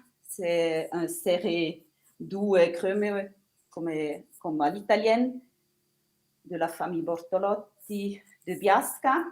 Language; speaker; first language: French; non-native, local second language; Italian